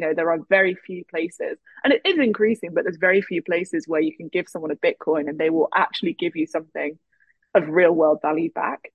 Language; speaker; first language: English; native; English